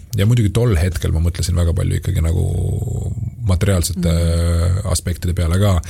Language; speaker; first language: Estonian; native; Estonian